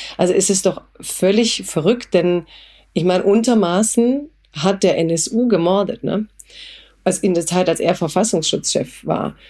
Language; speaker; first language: German; early bilingual, other home language; Croatian